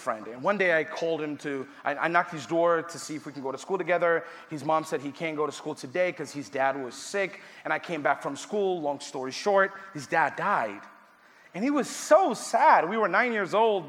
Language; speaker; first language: English; non-native, fluent; Tigrinya